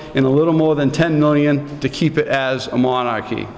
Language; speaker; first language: English; native; English